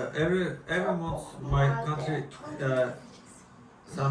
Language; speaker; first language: English; non-native, learner; Turkish